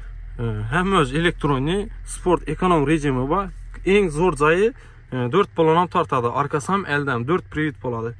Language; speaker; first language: Uzbek; native; Uzbek